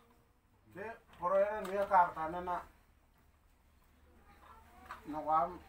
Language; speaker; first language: Indonesian; non-native, local second language; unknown